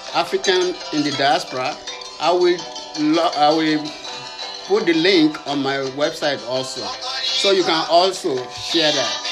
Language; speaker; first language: English; non-native, local second language; Yoruba